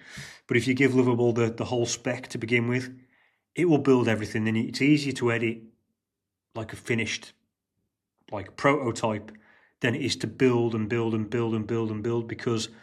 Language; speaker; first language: English; native; English